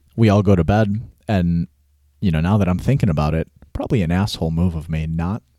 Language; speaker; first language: English; native; English